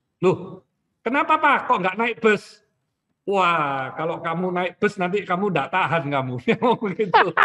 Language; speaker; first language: Indonesian; native; Indonesian